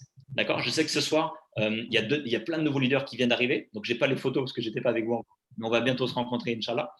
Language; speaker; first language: French; native; French